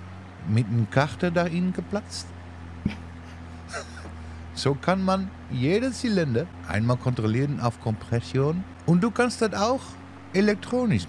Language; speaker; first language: German; non-native, learner; Dutch